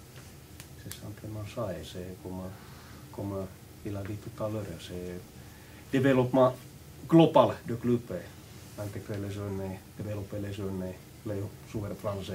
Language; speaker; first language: French; non-native, learner; Finnish